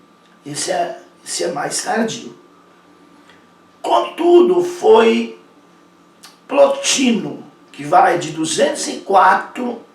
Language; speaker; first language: Portuguese; native; Portuguese